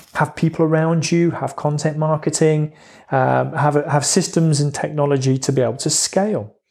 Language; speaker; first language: English; native; English